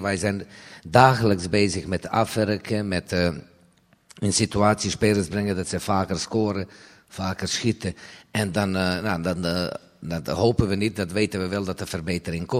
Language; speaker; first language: Dutch; non-native, fluent; Serbian